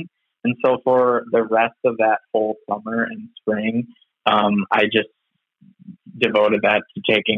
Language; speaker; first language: English; native; English